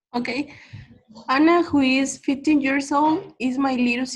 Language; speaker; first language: English; non-native, learner; Spanish